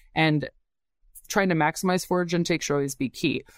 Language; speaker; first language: English; native; English